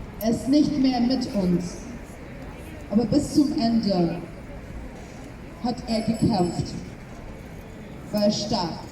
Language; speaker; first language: German; non-native, fluent; Ukrainian